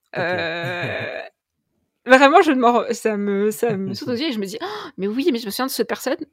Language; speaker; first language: French; native; French